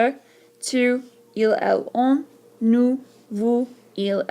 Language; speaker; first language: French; non-native, fluent; English